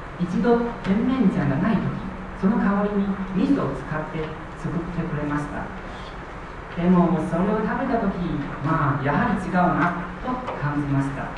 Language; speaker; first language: Japanese; non-native, fluent; Chinese